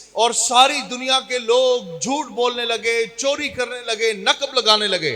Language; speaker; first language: Urdu; native; Urdu